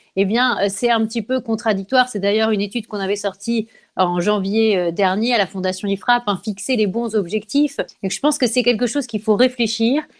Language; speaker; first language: French; native; French